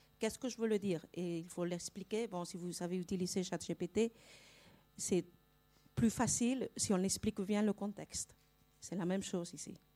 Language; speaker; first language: French; non-native, fluent; Spanish